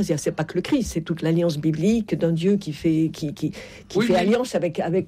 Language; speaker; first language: French; native; French